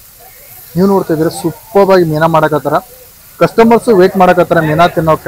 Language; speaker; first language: Kannada; native; Kannada